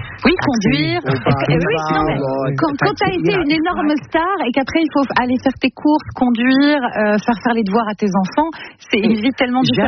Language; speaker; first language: French; native; French